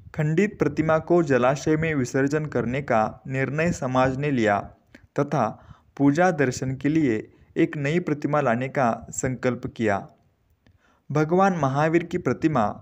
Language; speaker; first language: Hindi; non-native, local second language; Marathi